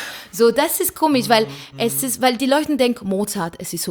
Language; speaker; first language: German; non-native, fluent; French